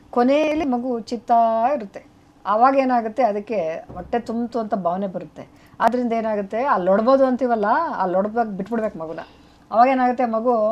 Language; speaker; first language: Kannada; native; Kannada